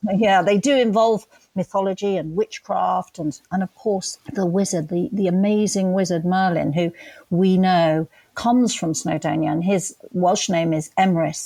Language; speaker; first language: English; native; English